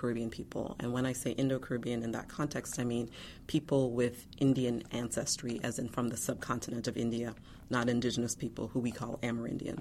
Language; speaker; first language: English; early bilingual, other home language; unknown